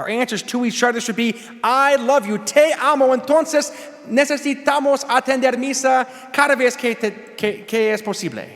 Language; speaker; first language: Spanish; non-native, learner; English